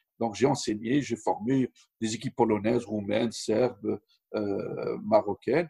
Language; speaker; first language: French; non-native, local second language; Arabic